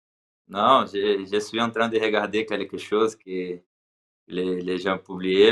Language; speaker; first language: French; non-native, learner; Portuguese